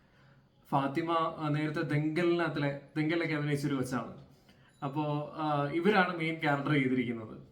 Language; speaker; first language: Malayalam; native; Malayalam